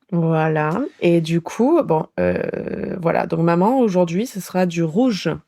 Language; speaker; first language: French; native; French